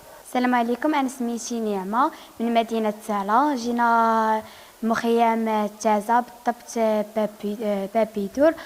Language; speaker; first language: Arabic; native; Arabic